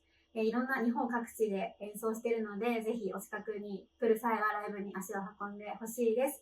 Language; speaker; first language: Japanese; native; Japanese